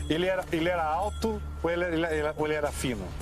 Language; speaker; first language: Portuguese; native; Portuguese